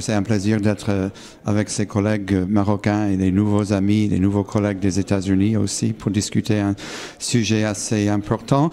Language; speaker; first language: French; non-native, fluent; English